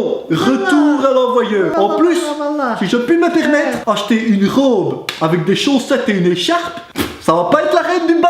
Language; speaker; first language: French; native; French